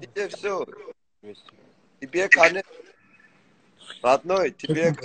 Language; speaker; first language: Russian; non-native, learner; Persian